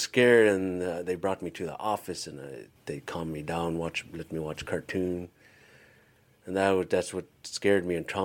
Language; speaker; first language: English; early bilingual, other home language; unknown